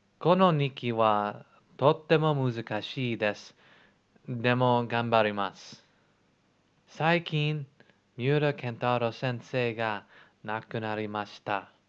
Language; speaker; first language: Japanese; non-native, learner; English